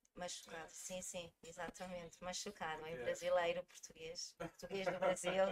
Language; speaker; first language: Portuguese; early bilingual, heritage; German